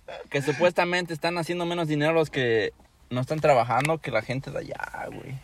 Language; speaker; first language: Spanish; early bilingual, heritage; Spanish